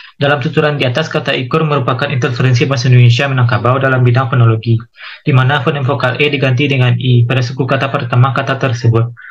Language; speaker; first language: Indonesian; non-native, local second language; Minangkabau